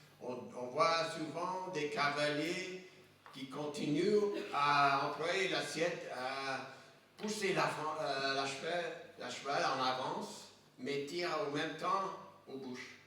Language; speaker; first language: French; non-native, fluent; English